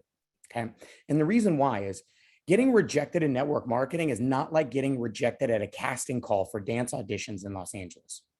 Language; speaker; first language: English; native; English